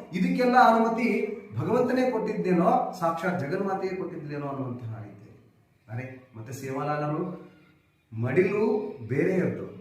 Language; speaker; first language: Kannada; non-native, local second language; Lambadi